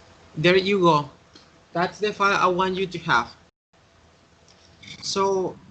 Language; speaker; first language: English; non-native, fluent; Spanish